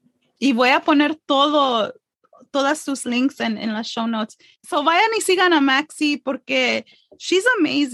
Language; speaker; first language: Spanish; early bilingual, heritage; English